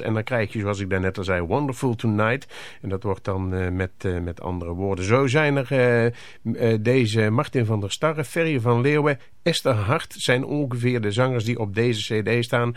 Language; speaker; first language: Dutch; native; Dutch